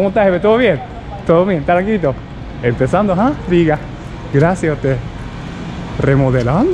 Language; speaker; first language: Spanish; non-native, learner; Japanese